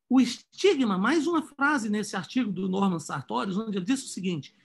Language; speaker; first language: Portuguese; native; Portuguese